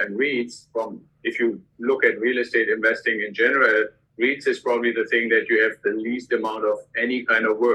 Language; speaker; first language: English; non-native, fluent; German